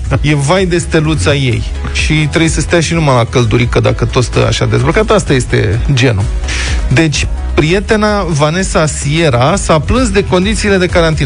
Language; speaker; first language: Romanian; native; Romanian